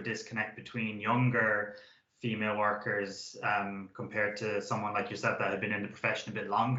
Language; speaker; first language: English; native; English